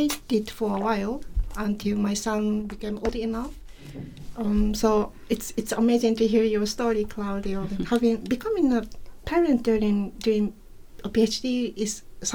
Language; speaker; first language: English; non-native, fluent; Japanese